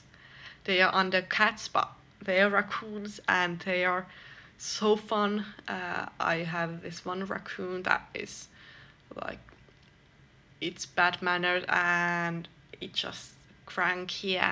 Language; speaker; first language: English; non-native, fluent; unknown